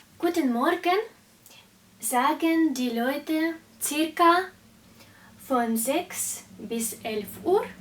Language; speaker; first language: German; non-native, fluent; Russian